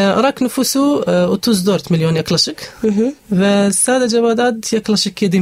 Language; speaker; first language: Turkish; non-native, learner; Arabic